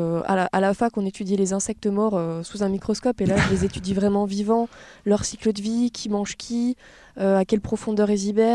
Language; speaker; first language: French; native; French